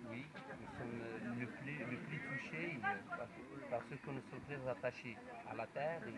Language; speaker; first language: French; non-native, learner; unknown